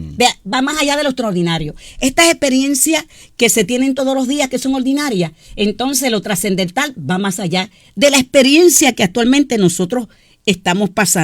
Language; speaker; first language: Spanish; native; Spanish